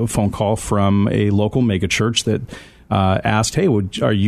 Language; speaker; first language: English; native; English